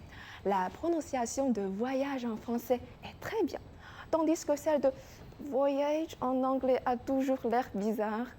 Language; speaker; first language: French; non-native, fluent; Chinese